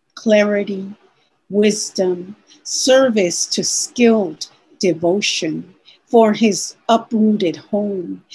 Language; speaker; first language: English; early bilingual, other home language; Spanish